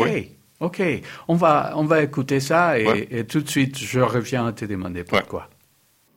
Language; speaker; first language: French; non-native, fluent; Spanish